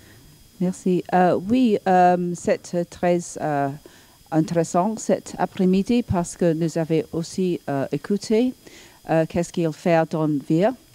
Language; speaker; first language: French; non-native, learner; English